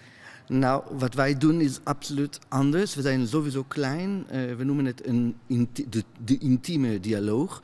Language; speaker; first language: Dutch; non-native, fluent; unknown